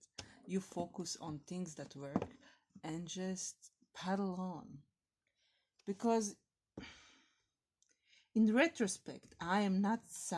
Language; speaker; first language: English; non-native, fluent; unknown